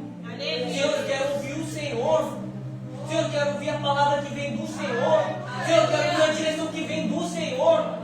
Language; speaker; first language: Portuguese; native; Portuguese